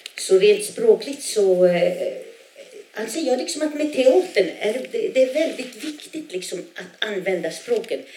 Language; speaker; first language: Swedish; non-native, local second language; Northern Sami